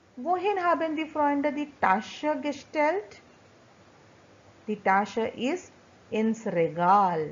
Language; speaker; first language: German; non-native, fluent; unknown